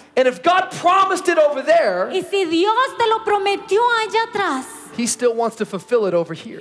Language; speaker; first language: English; native; English